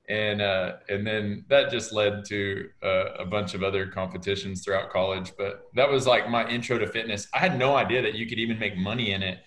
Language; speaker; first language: English; native; English